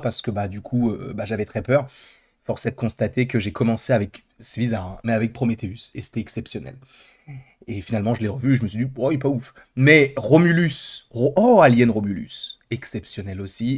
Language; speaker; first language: French; native; French